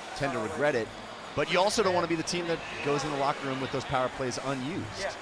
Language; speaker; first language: English; native; English